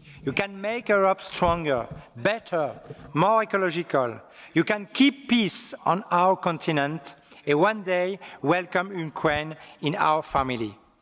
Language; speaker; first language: English; non-native, learner; French